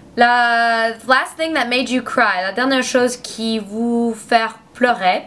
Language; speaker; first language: French; non-native, learner; English